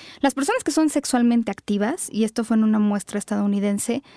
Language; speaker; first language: Spanish; native; Spanish